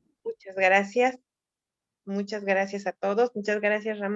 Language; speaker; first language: Spanish; native; Spanish